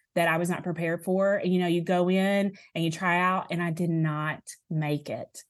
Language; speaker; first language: English; native; English